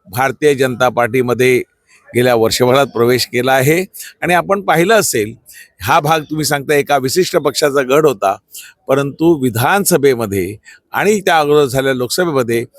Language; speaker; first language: Marathi; native; Marathi